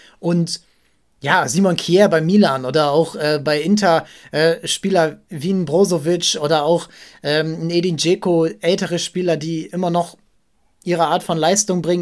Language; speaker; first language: German; native; German